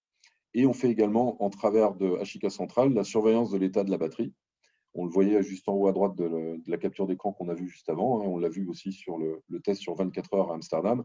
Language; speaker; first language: French; native; French